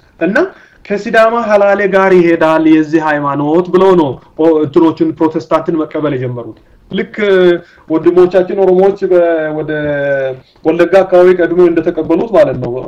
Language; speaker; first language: Amharic; non-native, local second language; Sidamo